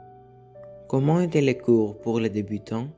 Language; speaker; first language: French; non-native, learner; Greek